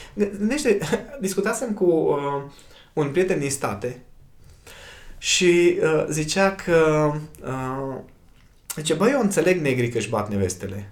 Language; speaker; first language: Romanian; native; Romanian